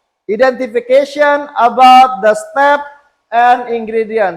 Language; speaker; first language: English; non-native, fluent; Indonesian